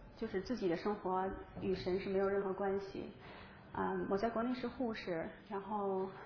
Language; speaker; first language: Chinese; native; Chinese